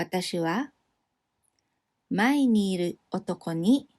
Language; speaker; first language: Japanese; non-native, fluent; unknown